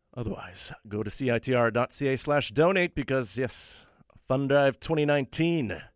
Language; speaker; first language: English; native; English